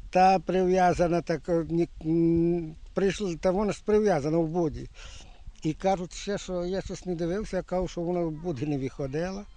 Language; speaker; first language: Ukrainian; native; Ukrainian